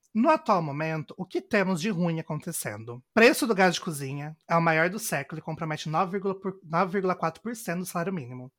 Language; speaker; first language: Portuguese; native; Portuguese